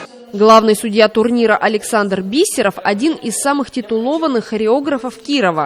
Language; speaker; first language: Russian; native; Russian